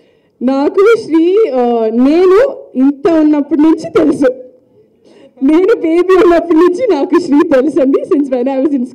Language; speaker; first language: Telugu; non-native, learner; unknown